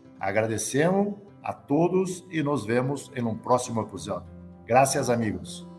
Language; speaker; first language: Spanish; non-native, learner; Portuguese